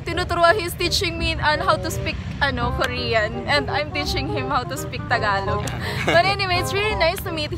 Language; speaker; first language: English; non-native, local second language; Filipino